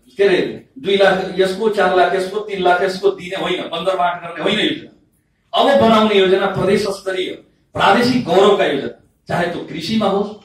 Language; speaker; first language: Nepali; non-native, local second language; Bhojpuri